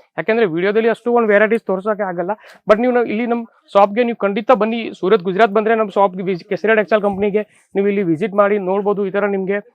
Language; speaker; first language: Kannada; non-native, fluent; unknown